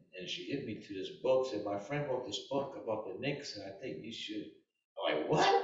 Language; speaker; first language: English; native; English